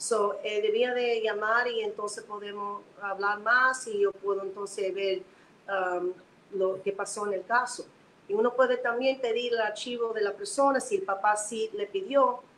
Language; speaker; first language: Spanish; early bilingual, heritage; Spanish